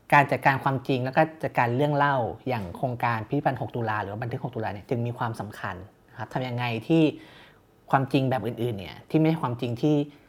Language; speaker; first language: Thai; native; Thai